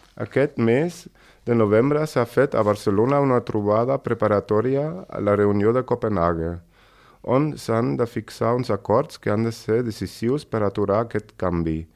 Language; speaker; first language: Catalan; native; Catalan